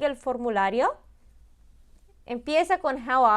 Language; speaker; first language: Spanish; early bilingual, heritage; Spanish